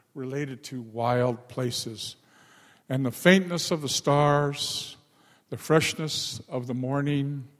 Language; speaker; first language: English; native; English